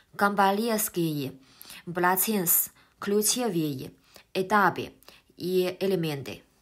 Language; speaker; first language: Russian; non-native, learner; Chinese